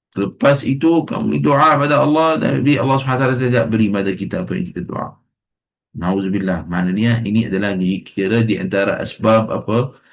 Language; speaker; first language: Malay; non-native, fluent; Arabic